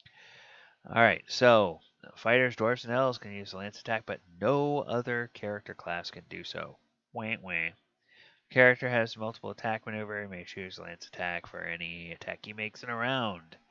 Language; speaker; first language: English; native; English